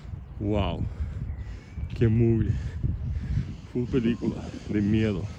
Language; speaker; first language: Spanish; non-native, fluent; Russian